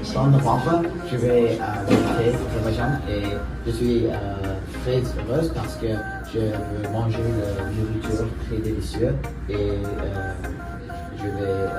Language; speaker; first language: French; non-native, learner; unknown